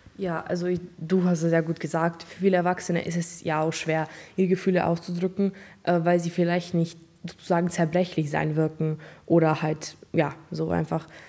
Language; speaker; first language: German; early bilingual, other home language; Turkish